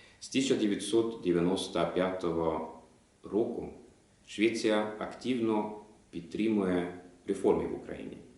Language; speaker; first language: Ukrainian; non-native, fluent; Swedish